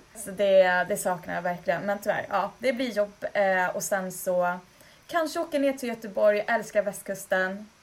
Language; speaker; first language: Swedish; early bilingual, other home language; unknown